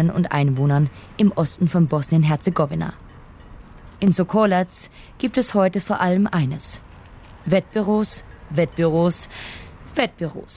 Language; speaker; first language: German; native; German